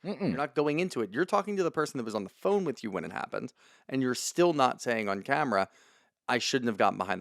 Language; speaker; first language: English; native; English